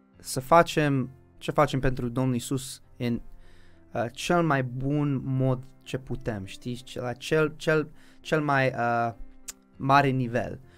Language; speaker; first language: Romanian; early bilingual, heritage; Romanian